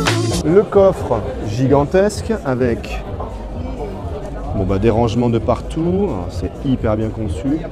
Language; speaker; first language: French; native; French